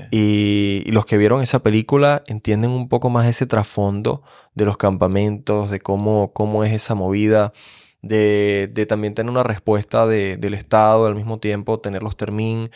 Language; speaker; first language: Spanish; native; Spanish